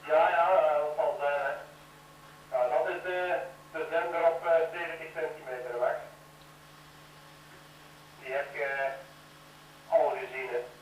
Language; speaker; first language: Dutch; native; Dutch